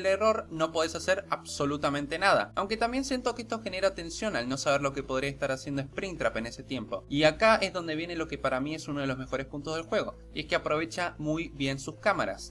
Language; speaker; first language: Spanish; native; Spanish